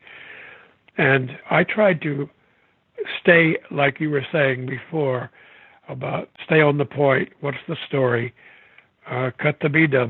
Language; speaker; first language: English; native; English